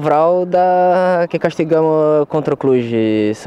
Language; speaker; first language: Romanian; non-native, learner; Portuguese